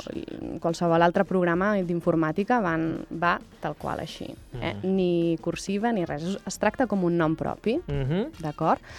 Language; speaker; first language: Catalan; native; Catalan